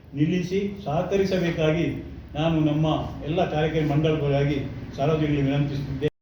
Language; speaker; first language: Kannada; non-native, local second language; Kodava